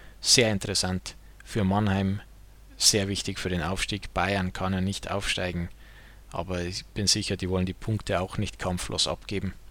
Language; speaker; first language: German; native; German